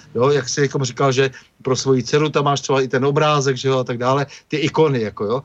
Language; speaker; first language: Czech; native; Czech